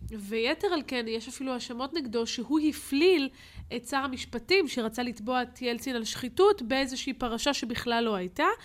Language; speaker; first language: Hebrew; native; Hebrew